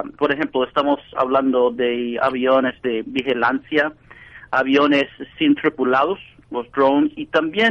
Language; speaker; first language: Spanish; non-native, fluent; English